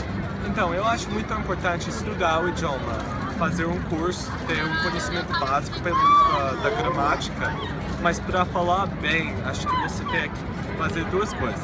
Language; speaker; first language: Portuguese; non-native, fluent; English